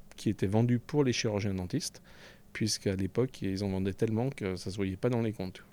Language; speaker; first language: French; native; French